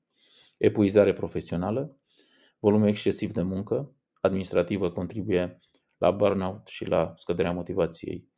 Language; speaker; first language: Romanian; native; Romanian